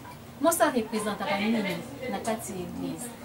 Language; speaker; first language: French; non-native, local second language; Lingala